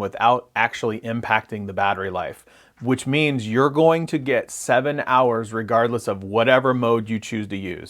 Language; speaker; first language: English; native; English